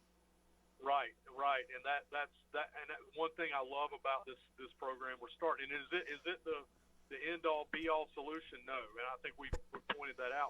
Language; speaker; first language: English; native; English